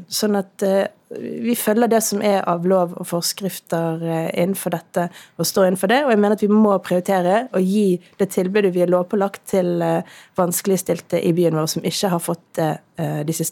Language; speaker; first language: Norwegian; native; Norwegian